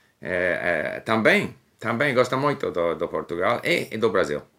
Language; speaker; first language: Portuguese; non-native, learner; English